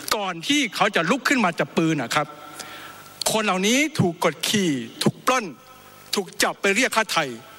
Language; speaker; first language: Thai; non-native, local second language; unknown